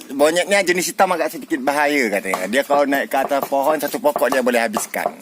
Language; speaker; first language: Malay; non-native, local second language; Achinese